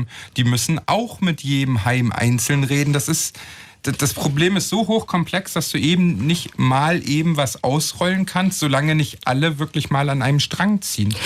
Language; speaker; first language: German; native; German